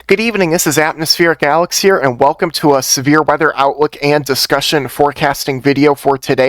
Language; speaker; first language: English; native; English